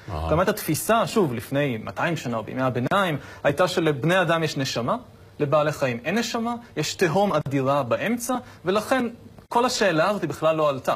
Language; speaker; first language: Hebrew; native; Hebrew